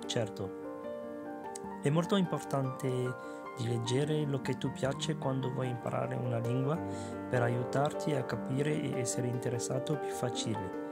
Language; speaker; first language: Italian; non-native, learner; French